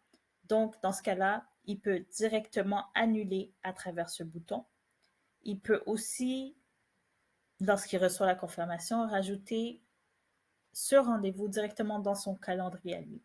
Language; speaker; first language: French; native; French